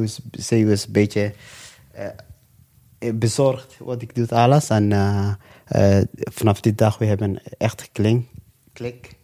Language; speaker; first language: Dutch; non-native, local second language; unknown